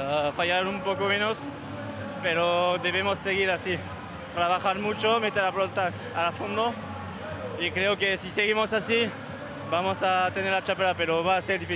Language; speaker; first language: Spanish; non-native, fluent; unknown